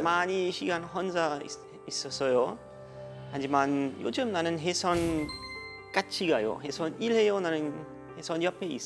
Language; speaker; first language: Korean; non-native, learner; German